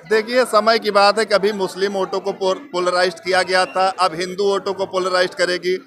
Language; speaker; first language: Hindi; native; Hindi